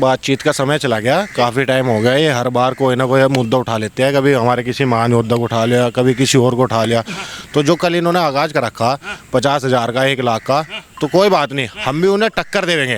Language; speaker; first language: Hindi; native; Hindi